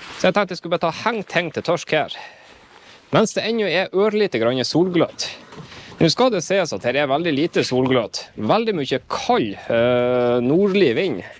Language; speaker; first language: Norwegian; native; Norwegian